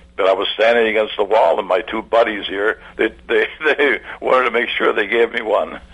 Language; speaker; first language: English; early bilingual, other home language; German